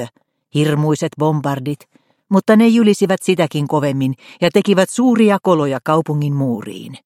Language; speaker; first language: Finnish; native; Finnish